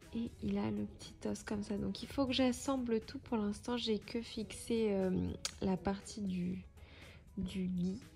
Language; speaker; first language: French; native; French